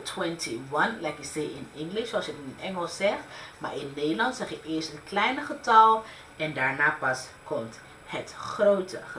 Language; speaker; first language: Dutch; early bilingual, other home language; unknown